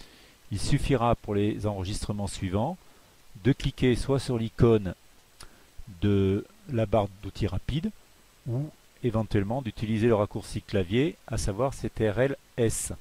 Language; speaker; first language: French; native; French